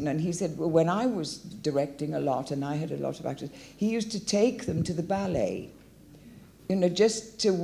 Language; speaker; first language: English; native; English